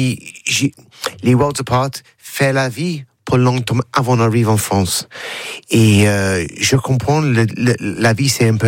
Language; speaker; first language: French; non-native, learner; English